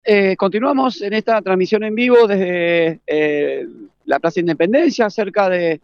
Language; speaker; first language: Spanish; native; Spanish